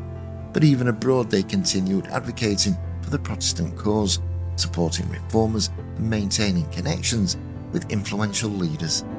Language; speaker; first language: English; native; English